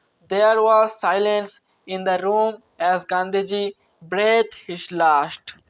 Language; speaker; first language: English; non-native, local second language; Bangla